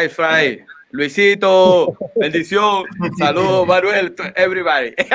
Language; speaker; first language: Spanish; native; Spanish